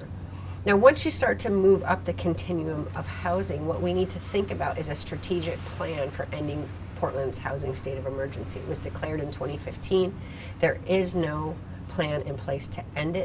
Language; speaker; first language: English; native; English